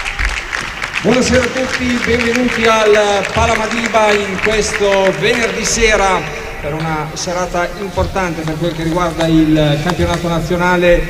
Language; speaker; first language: Italian; native; Italian